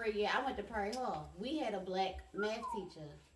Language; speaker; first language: English; non-native, fluent; German